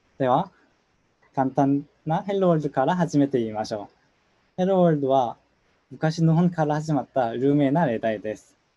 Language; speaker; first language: Japanese; non-native, learner; Korean